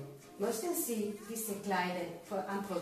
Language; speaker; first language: German; non-native, learner; Spanish